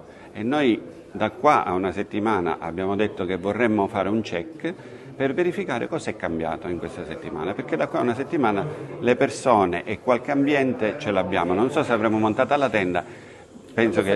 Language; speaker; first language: Italian; native; Italian